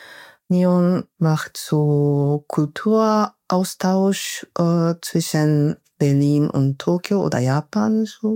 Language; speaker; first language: German; non-native, fluent; Japanese